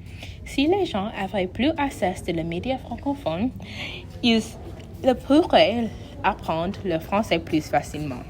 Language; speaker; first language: French; non-native, learner; English